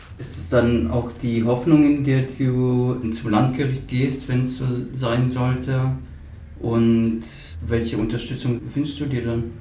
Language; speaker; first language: German; native; German